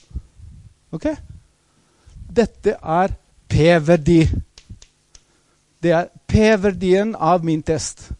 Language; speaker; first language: Swedish; non-native, fluent; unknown